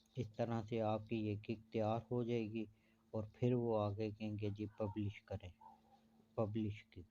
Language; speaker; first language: Urdu; non-native, local second language; Punjabi